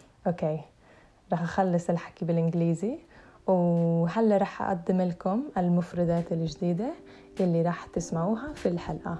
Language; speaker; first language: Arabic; non-native, fluent; English